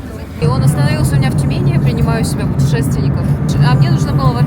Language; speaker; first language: Russian; native; Russian